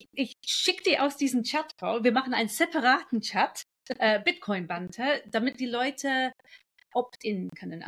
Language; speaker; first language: German; non-native, fluent; English